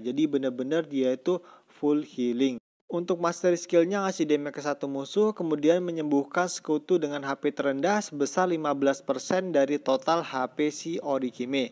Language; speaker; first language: Indonesian; native; Indonesian